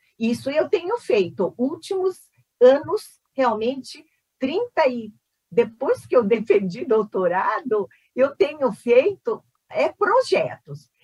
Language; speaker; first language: Portuguese; early bilingual, other home language; Korean